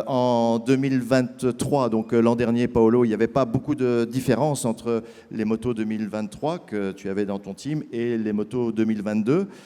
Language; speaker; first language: French; native; French